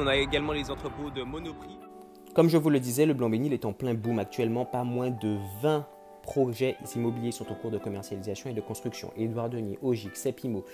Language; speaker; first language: French; native; French